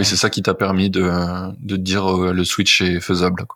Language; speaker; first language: French; native; French